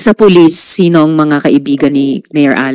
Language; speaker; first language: Filipino; native; Filipino